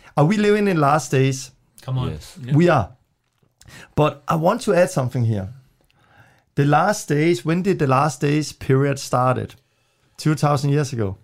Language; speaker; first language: English; non-native, fluent; Danish